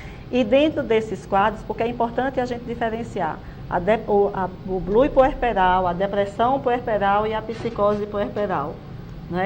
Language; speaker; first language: Portuguese; native; Portuguese